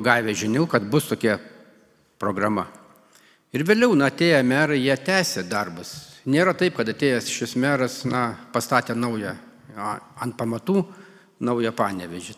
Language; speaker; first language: Lithuanian; native; Lithuanian